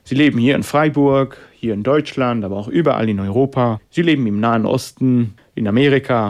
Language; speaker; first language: German; non-native, fluent; Hebrew